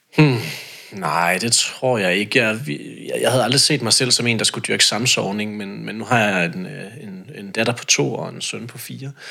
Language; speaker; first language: Danish; native; Danish